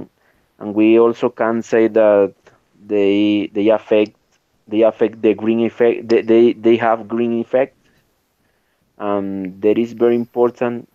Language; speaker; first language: English; non-native, learner; Spanish